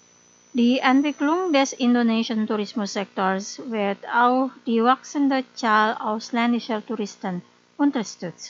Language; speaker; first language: German; non-native, fluent; Indonesian